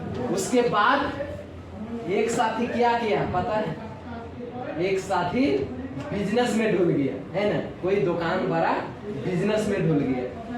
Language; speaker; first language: Hindi; non-native, local second language; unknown